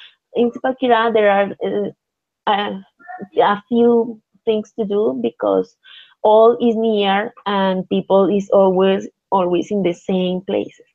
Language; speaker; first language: English; non-native, learner; Spanish